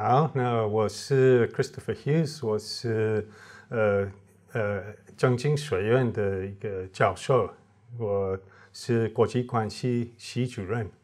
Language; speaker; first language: Chinese; non-native, fluent; English